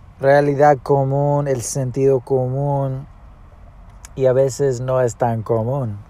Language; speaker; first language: Spanish; early bilingual, heritage; Spanish